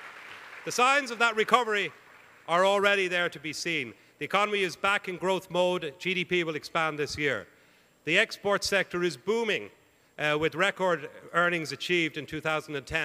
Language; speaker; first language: English; native; English